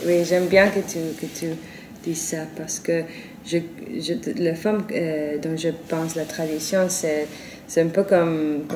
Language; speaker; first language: French; non-native, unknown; Spanish